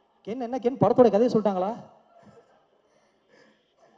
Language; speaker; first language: Tamil; native; Tamil